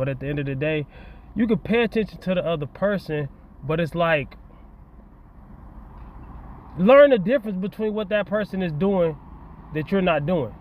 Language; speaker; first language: English; native; English